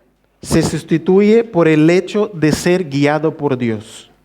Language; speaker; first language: Spanish; non-native, fluent; Portuguese